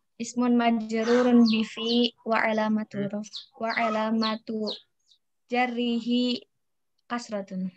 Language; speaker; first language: Arabic; non-native, learner; Indonesian